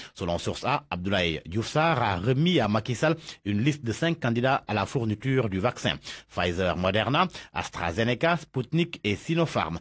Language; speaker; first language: French; non-native, local second language; Wolof